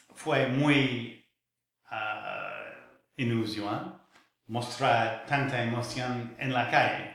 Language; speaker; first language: Spanish; non-native, fluent; English